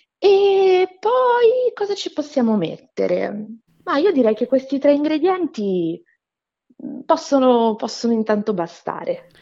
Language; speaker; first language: Italian; non-native, fluent; Portuguese